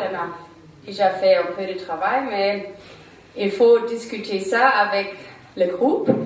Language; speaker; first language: French; non-native, learner; German